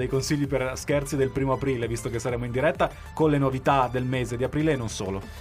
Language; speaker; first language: Italian; native; Italian